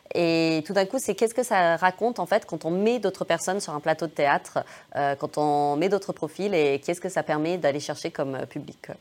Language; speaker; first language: French; early bilingual, other home language; English